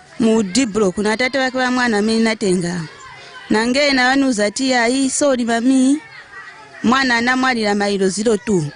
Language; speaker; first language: Nyanja; native; Nyanja